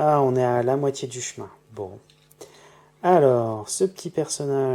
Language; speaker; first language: French; native; French